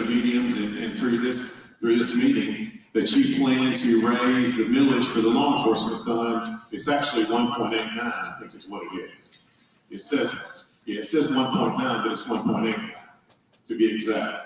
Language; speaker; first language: English; native; English